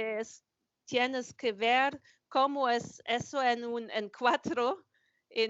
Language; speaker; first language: Spanish; non-native, learner; German